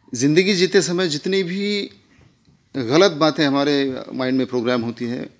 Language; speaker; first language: Hindi; non-native, local second language; Marathi